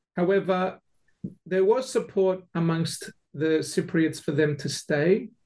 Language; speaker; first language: English; native; English